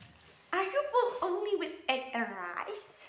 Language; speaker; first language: English; non-native, learner; Indonesian